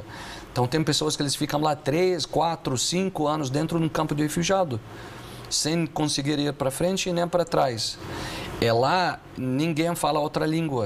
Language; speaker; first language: Portuguese; non-native, fluent; Arabic